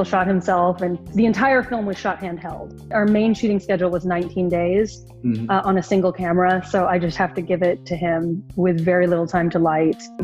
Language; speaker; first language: English; native; English